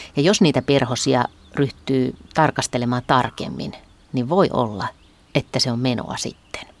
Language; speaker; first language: Finnish; native; Finnish